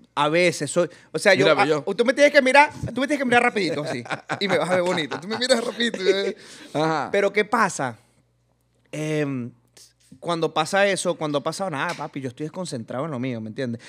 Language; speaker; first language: Spanish; native; Spanish